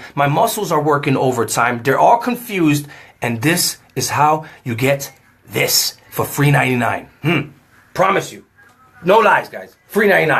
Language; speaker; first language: English; native; English